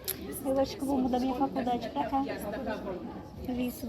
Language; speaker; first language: Portuguese; native; Portuguese